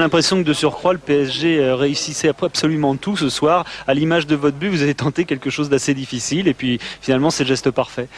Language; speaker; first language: French; native; French